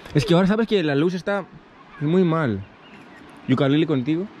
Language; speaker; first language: Spanish; non-native, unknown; Greek